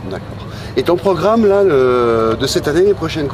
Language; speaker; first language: French; native; French